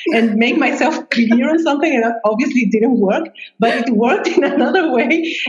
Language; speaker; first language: English; non-native, fluent; Spanish